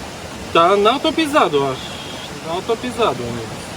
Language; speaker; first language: Portuguese; non-native, learner; Russian